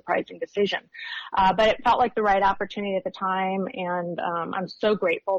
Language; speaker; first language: English; native; English